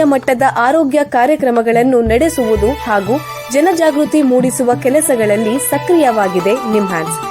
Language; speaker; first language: Kannada; native; Kannada